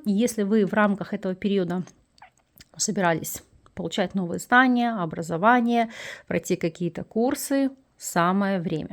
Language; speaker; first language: Russian; native; Russian